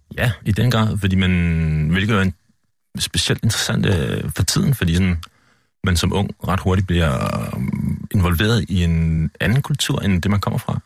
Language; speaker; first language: Danish; native; Danish